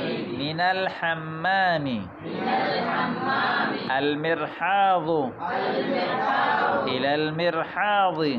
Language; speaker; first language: Arabic; non-native, fluent; Urdu